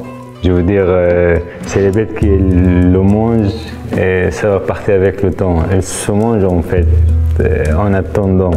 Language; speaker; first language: French; non-native, fluent; Arabic